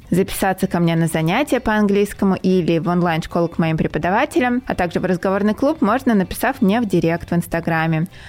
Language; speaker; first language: Russian; native; Russian